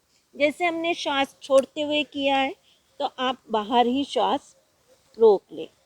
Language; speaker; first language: Hindi; native; Hindi